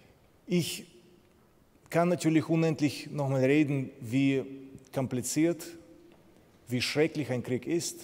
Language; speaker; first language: German; non-native, fluent; Ukrainian